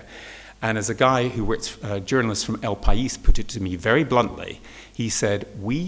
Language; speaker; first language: English; native; English